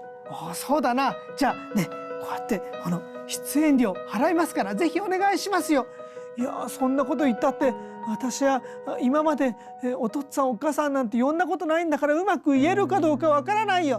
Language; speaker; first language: Japanese; native; Japanese